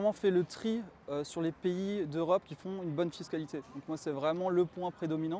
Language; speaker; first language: French; native; French